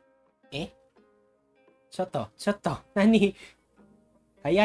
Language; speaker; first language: Japanese; non-native, learner; Filipino